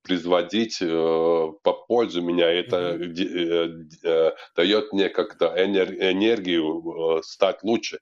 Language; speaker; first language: Russian; non-native, local second language; Latvian